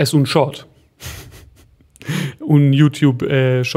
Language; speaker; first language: Spanish; non-native, fluent; German